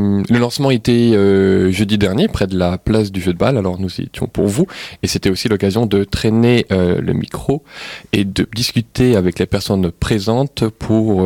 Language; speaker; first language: French; native; French